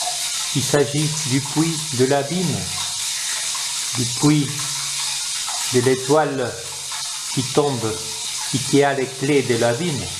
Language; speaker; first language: French; non-native, fluent; Spanish